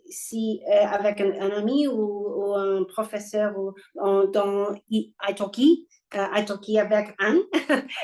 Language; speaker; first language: French; non-native, learner; English